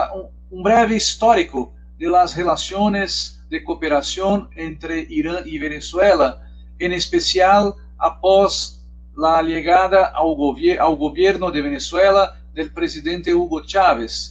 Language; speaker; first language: Spanish; non-native, learner; Portuguese